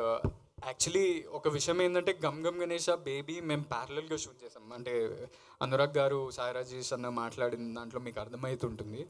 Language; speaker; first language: Telugu; native; Telugu